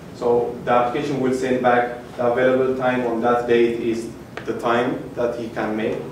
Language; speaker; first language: English; non-native, fluent; Amharic